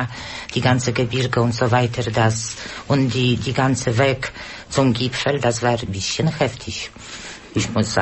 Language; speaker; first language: German; non-native, learner; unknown